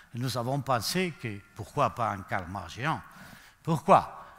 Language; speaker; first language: French; non-native, learner; Spanish